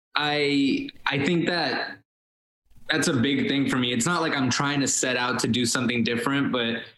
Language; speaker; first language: English; early bilingual, other home language; Spanish